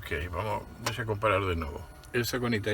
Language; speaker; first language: Portuguese; non-native, fluent; Spanish